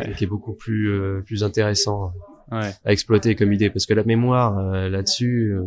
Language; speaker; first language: French; native; French